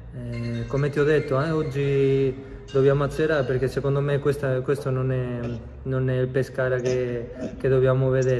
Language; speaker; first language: Italian; non-native, fluent; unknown